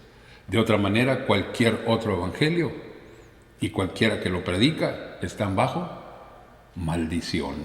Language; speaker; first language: Spanish; native; Spanish